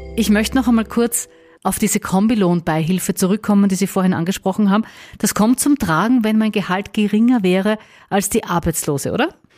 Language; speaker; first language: German; native; German